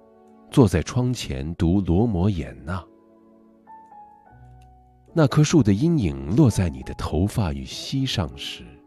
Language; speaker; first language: Chinese; native; Chinese